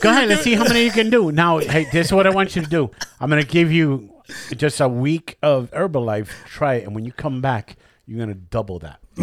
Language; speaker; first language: English; early bilingual, other home language; Spanish